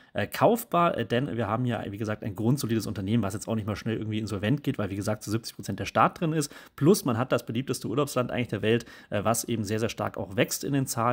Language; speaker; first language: German; native; German